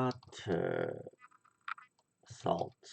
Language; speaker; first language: Swedish; non-native, learner; English